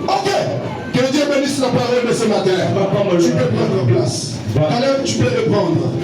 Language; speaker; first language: French; non-native, local second language; Lingala